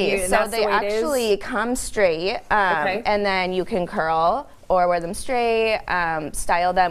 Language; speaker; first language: English; native; English